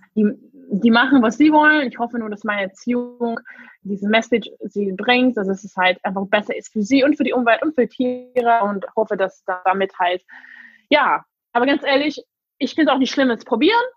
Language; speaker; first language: German; non-native, fluent; English